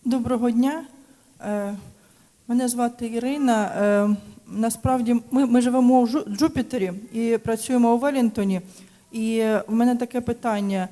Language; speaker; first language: Ukrainian; native; Ukrainian